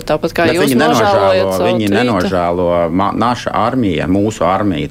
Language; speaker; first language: Latvian; native; Latvian